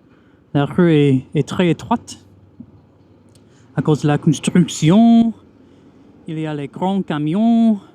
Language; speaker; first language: French; non-native, fluent; English